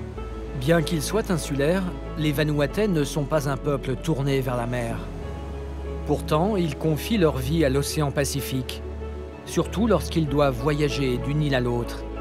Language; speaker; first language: French; native; French